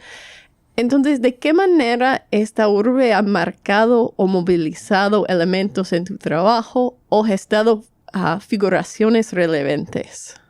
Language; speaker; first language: Spanish; non-native, fluent; English